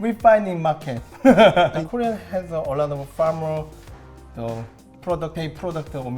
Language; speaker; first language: English; non-native, learner; Korean